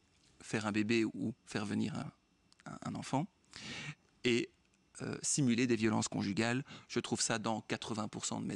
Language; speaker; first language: French; native; French